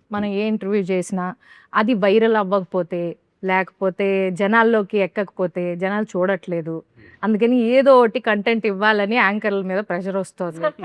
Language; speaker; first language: Telugu; native; Telugu